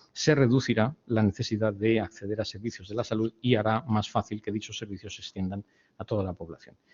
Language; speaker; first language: Spanish; native; Spanish